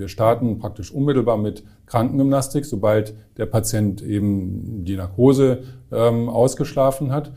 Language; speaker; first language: German; native; German